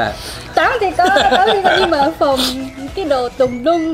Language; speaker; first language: Vietnamese; non-native, learner; Japanese